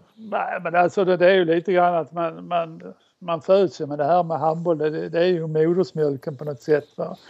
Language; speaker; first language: Swedish; native; Swedish